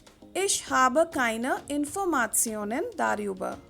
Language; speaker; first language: German; non-native, fluent; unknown